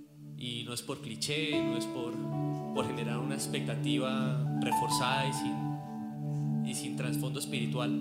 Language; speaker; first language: Spanish; native; Spanish